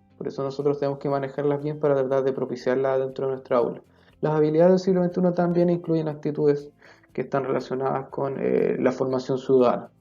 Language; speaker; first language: Spanish; native; Spanish